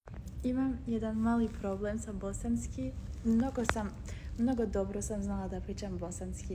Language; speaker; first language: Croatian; early bilingual, heritage; Croatian